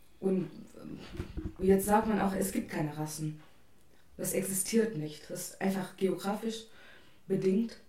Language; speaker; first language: German; non-native, fluent; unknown